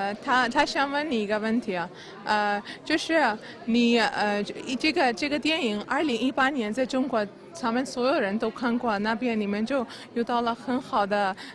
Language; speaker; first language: Chinese; non-native, fluent; Urdu